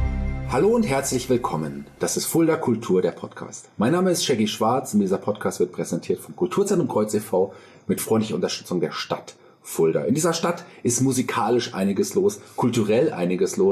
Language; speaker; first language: German; native; German